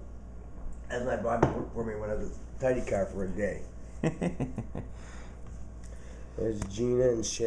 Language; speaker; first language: English; native; English